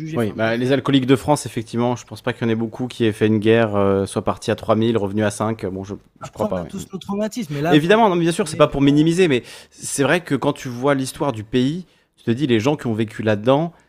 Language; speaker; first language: French; native; French